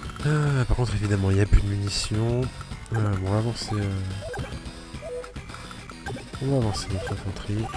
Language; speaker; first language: French; native; French